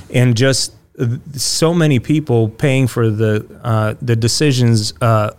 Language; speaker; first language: English; early bilingual, other home language; Russian